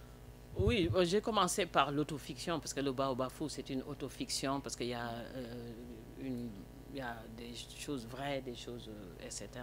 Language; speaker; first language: French; non-native, local second language; Wolof